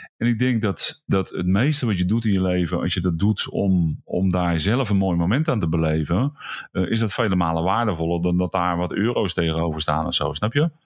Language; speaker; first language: Dutch; native; Dutch